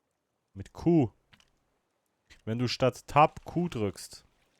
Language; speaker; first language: German; native; German